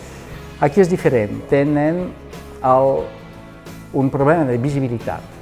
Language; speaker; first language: Catalan; non-native, fluent; French